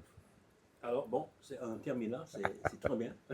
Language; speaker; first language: French; non-native, learner; English